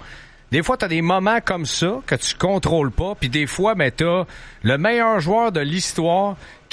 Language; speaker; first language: French; native; French